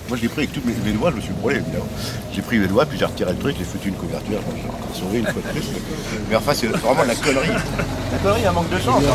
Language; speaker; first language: French; native; French